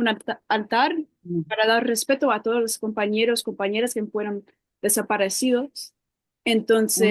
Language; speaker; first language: Spanish; non-native, learner; English